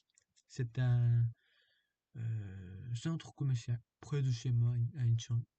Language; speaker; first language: French; non-native, fluent; Korean